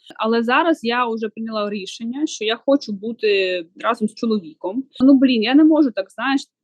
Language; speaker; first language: Ukrainian; non-native, local second language; Russian